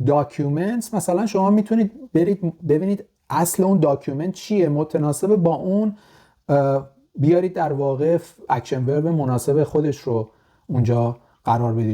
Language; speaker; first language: Persian; native; Persian